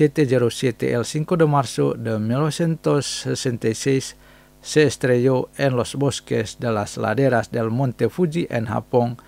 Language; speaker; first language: Spanish; non-native, fluent; Indonesian